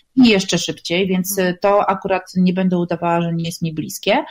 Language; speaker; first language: Polish; native; Polish